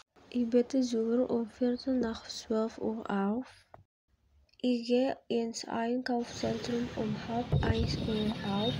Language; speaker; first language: German; non-native, learner; Indonesian